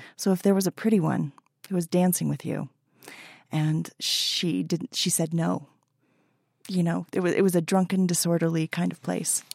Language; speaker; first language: English; native; English